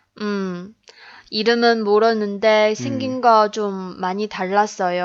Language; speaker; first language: Korean; non-native, fluent; Chinese